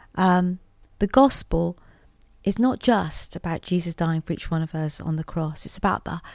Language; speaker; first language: English; native; English